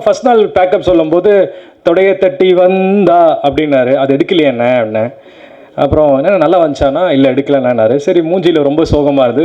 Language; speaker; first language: Tamil; native; Tamil